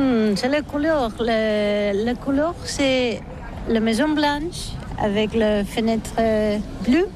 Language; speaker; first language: French; non-native, learner; Catalan